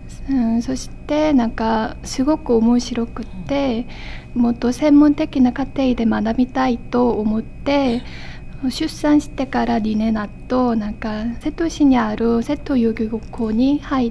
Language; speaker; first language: Japanese; non-native, fluent; Korean